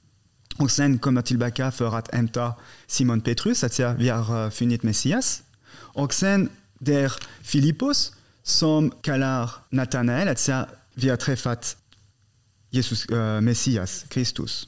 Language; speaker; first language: Swedish; non-native, fluent; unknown